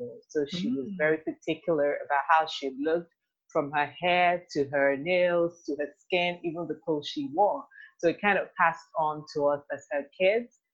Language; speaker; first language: English; non-native, local second language; Igbo